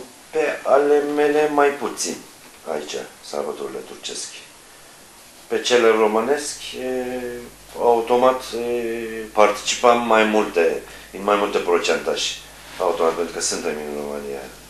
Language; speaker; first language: Romanian; non-native, fluent; Turkish